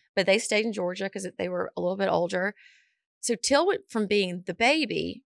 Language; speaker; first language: English; native; English